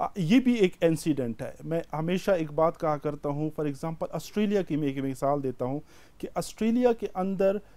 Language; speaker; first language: Urdu; non-native, local second language; Pashto